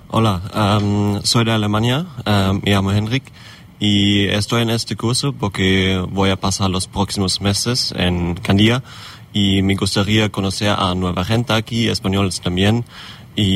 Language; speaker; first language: Spanish; non-native, fluent; German